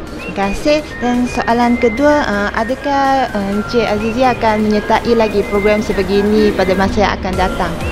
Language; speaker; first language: Malay; non-native, local second language; Chinese